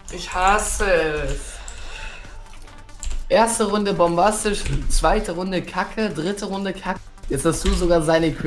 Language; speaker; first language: German; native; German